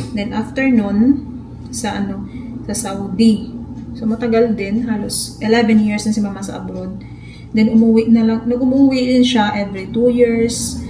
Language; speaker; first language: Filipino; non-native, local second language; Hiligaynon